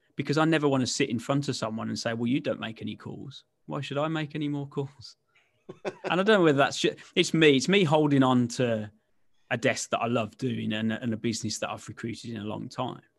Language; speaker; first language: English; native; English